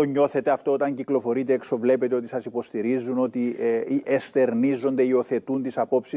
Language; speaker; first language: Greek; native; Greek